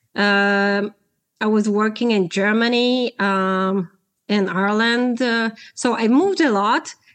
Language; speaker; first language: English; non-native, fluent; Polish